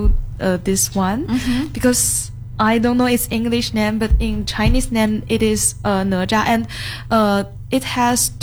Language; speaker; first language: English; non-native, fluent; Chinese